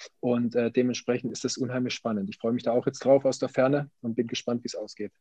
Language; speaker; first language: German; native; German